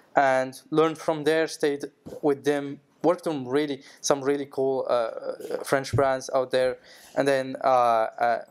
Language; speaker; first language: English; non-native, fluent; Arabic